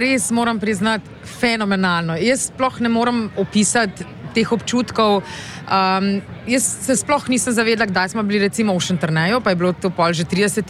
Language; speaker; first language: Slovenian; native; Slovenian